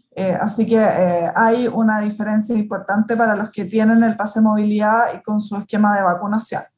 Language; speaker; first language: Spanish; native; Spanish